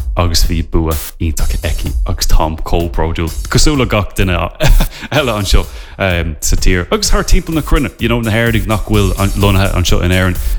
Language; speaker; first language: Irish; non-native, local second language; English